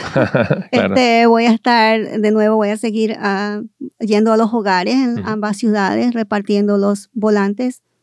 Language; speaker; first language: Spanish; early bilingual, heritage; Spanish